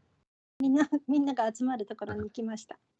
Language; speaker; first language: Japanese; non-native, fluent; Korean